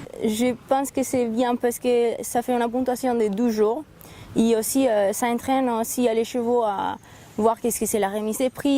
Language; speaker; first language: French; non-native, fluent; Spanish